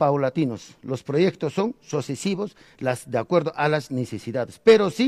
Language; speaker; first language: Spanish; native; Spanish